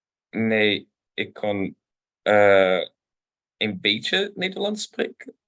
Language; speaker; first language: Dutch; non-native, learner; Portuguese